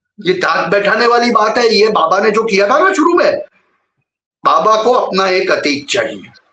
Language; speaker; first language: Hindi; non-native, local second language; Gujarati